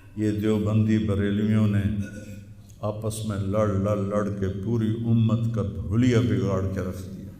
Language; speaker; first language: Urdu; non-native, local second language; Punjabi